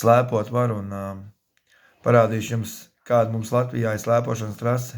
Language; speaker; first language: Latvian; native; Latvian